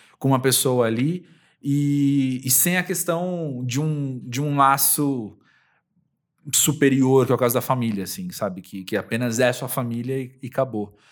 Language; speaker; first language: Portuguese; native; Portuguese